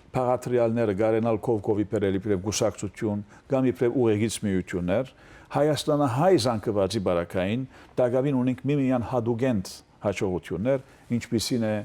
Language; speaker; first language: Armenian; early bilingual, heritage; Armenian